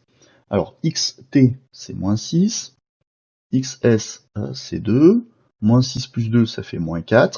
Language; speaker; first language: French; native; French